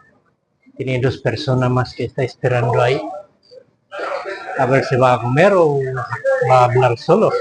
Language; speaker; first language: Spanish; non-native, learner; Filipino